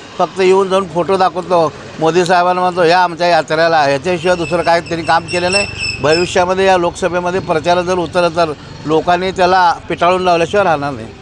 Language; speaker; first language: Marathi; native; Marathi